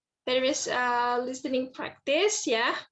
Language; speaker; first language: English; non-native, fluent; Indonesian